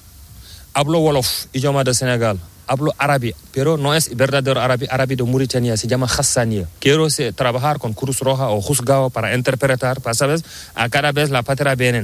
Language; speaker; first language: Spanish; non-native, learner; Fula